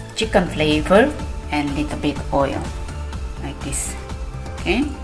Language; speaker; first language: English; non-native, learner; Indonesian